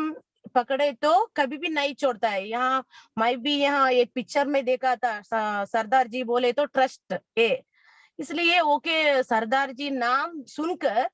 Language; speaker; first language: Hindi; non-native, local second language; Kannada